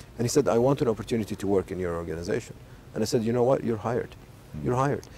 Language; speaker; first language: English; non-native, fluent; Arabic